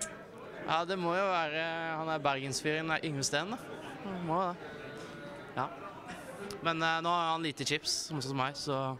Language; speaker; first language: Norwegian; native; Norwegian